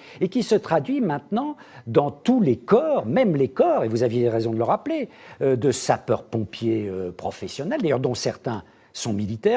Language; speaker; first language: French; native; French